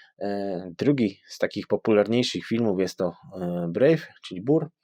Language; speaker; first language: Polish; native; Polish